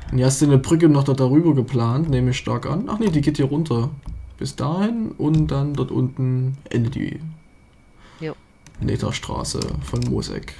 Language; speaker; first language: German; native; German